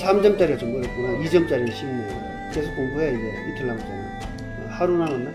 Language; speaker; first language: Korean; native; Korean